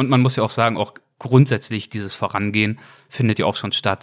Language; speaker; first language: German; native; German